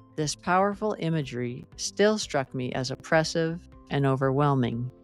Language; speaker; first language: English; native; English